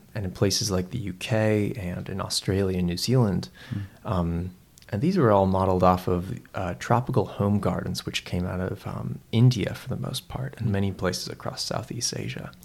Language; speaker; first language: English; native; English